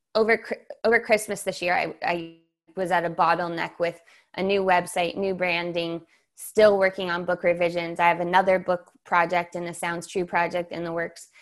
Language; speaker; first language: English; native; English